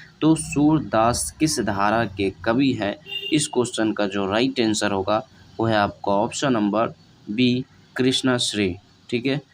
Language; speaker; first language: Hindi; native; Hindi